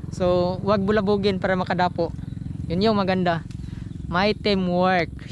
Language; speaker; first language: Filipino; non-native, local second language; Iloko